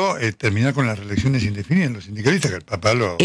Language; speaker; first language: Spanish; native; Spanish